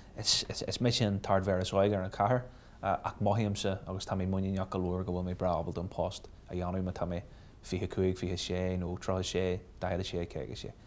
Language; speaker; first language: Irish; non-native, local second language; English